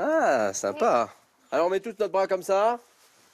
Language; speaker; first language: French; native; French